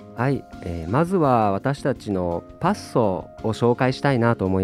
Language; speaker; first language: Japanese; native; Japanese